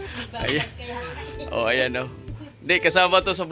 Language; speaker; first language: Filipino; native; Filipino